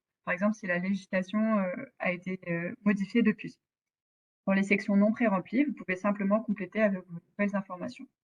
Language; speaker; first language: French; native; French